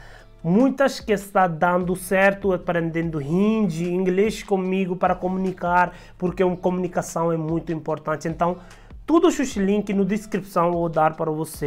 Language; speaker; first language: Portuguese; non-native, learner; Hindi